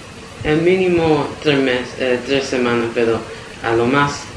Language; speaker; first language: Spanish; early bilingual, heritage; Spanish